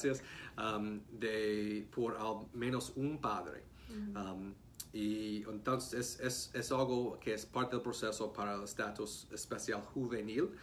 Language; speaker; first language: Spanish; non-native, fluent; English